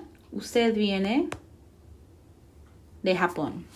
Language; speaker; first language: Spanish; non-native, fluent; English